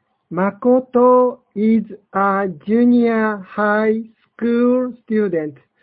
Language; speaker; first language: English; non-native, fluent; Japanese